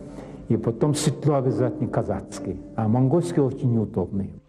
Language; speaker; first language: Russian; non-native, fluent; Mongolian